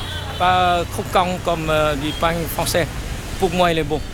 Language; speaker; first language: French; non-native, fluent; Vietnamese